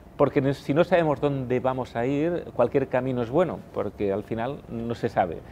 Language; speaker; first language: Spanish; non-native, local second language; Catalan